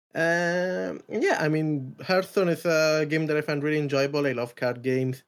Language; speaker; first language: English; non-native, fluent; Italian